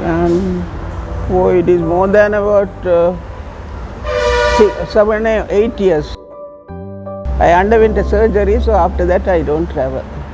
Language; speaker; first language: English; non-native, local second language; Tamil